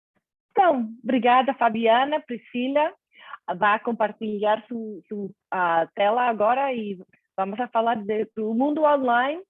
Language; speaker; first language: Portuguese; non-native, fluent; Spanish